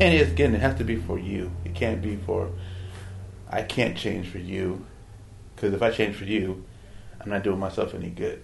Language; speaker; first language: English; native; English